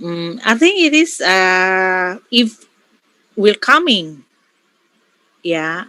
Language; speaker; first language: English; non-native, learner; Indonesian